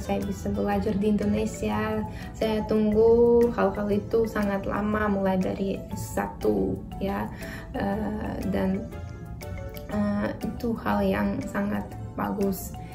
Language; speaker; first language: Indonesian; non-native, fluent; Russian